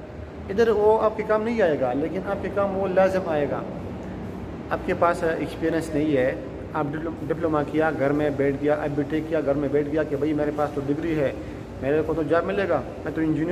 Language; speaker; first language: Hindi; non-native, local second language; Pashto